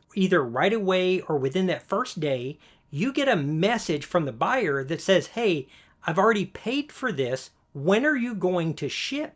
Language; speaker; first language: English; native; English